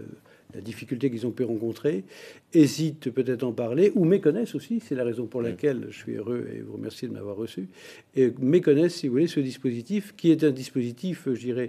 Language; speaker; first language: French; native; French